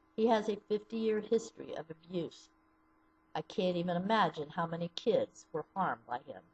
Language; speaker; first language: English; native; English